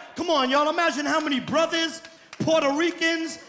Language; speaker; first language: English; native; English